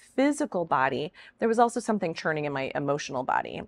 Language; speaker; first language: English; native; English